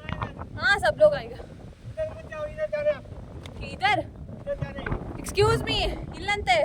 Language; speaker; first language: Hindi; non-native, local second language; Kannada